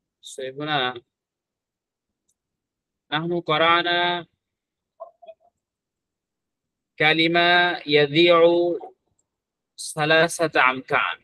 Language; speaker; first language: Arabic; non-native, fluent; Bangla